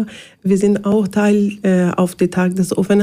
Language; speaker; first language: German; non-native, learner; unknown